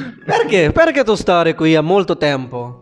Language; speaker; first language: Italian; non-native, learner; Urdu